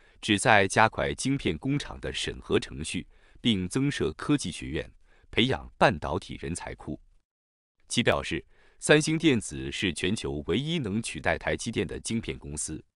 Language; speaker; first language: Chinese; native; Chinese